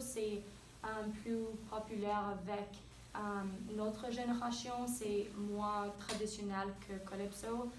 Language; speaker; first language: French; non-native, learner; English